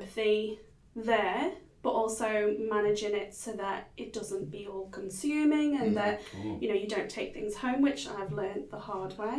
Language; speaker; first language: English; native; English